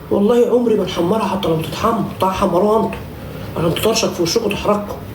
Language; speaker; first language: Arabic; native; Arabic